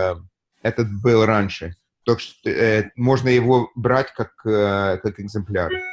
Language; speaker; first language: Russian; early bilingual, heritage; Russian